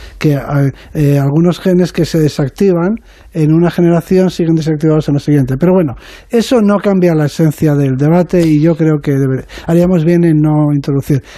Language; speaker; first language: Spanish; native; Spanish